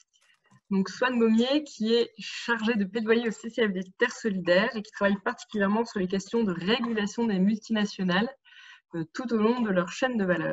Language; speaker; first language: French; native; French